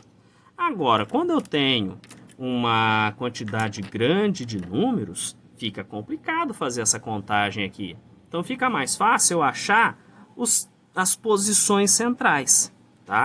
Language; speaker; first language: Portuguese; native; Portuguese